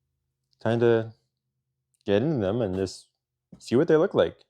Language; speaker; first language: English; native; English